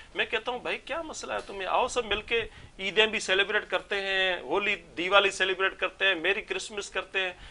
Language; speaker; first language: Urdu; non-native, local second language; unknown